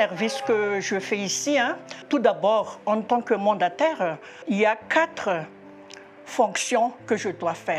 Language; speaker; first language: French; non-native, local second language; Malagasy